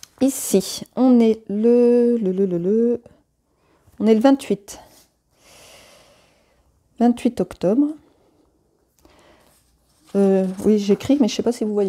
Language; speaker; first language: French; native; French